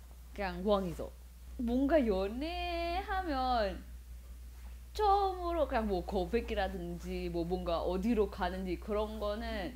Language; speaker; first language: Korean; non-native, fluent; Indonesian